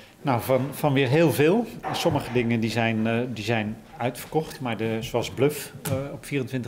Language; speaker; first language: Dutch; native; Dutch